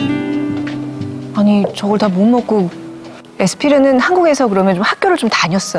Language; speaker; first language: Korean; native; Korean